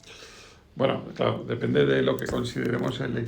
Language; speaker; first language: Spanish; native; Spanish